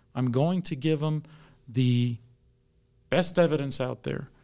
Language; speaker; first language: English; native; English